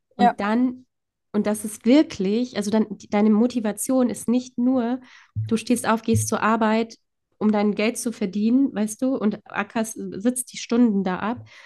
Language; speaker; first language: German; early bilingual, other home language; Polish